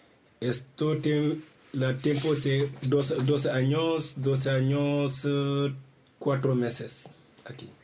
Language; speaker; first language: Spanish; non-native, learner; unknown